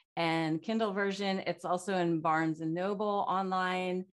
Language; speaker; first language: English; native; English